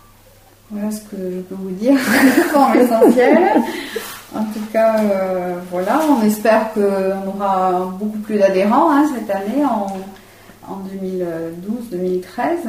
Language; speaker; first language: French; native; French